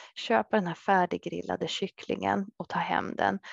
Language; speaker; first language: Swedish; native; Swedish